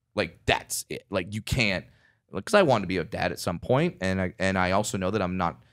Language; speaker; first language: English; native; English